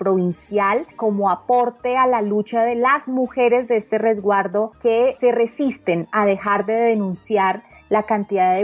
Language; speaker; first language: Spanish; native; Spanish